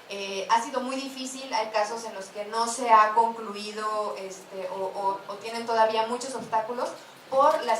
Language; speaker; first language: Spanish; native; Spanish